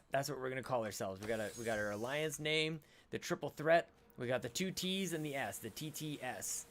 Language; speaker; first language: English; native; English